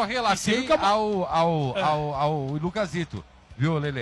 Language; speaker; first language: Portuguese; native; Portuguese